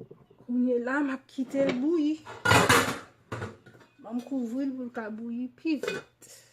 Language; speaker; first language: French; non-native, local second language; Haitian Creole